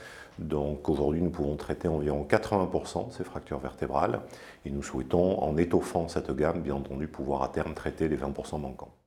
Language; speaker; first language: French; native; French